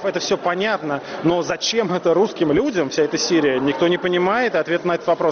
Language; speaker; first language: Russian; native; Russian